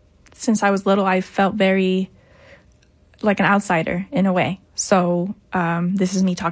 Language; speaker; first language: English; non-native, fluent; Spanish